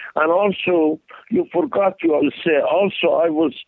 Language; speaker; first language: English; non-native, learner; Persian